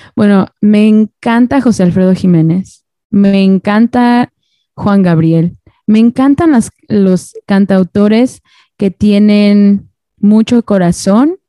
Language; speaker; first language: Spanish; native; Spanish